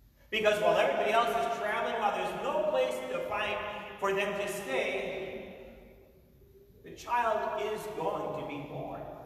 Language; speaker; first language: English; native; English